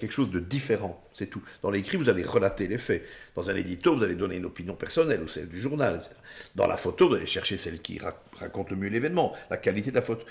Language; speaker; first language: French; native; French